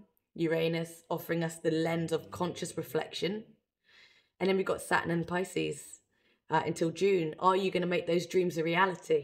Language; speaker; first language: English; native; English